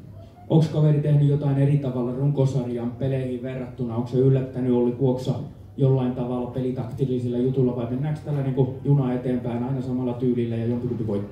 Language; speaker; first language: Finnish; native; Finnish